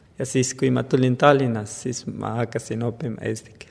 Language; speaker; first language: Estonian; non-native, learner; Persian